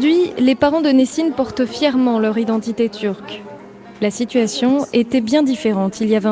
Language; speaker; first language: French; native; French